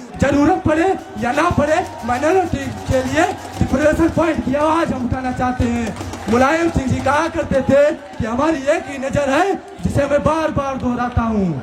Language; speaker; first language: Hindi; native; Hindi